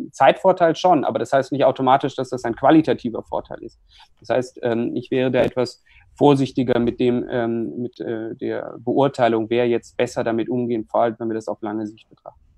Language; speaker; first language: German; native; German